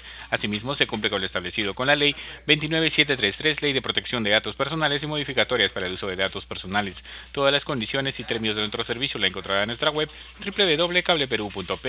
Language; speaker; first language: Spanish; native; Spanish